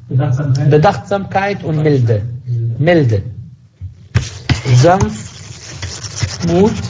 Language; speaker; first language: German; non-native, fluent; Arabic